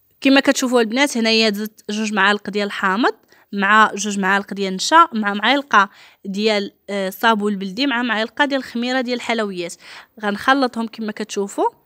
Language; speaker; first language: Arabic; native; Arabic